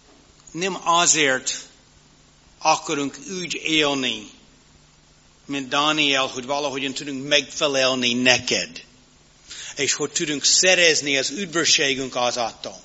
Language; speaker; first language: Hungarian; non-native, learner; English